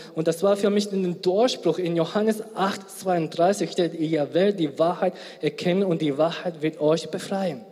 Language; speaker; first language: German; non-native, fluent; Korean